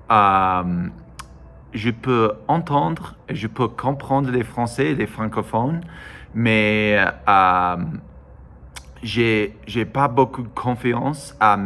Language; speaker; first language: French; non-native, learner; English